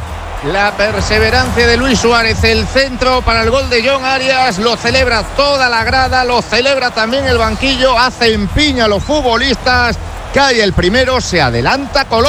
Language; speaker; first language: Spanish; native; Spanish